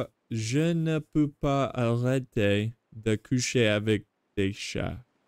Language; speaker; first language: French; non-native, learner; English